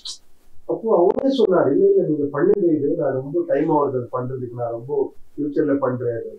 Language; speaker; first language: Tamil; non-native, learner; Kannada